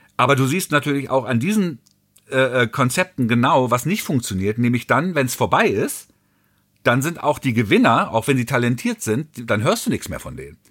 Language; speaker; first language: German; native; German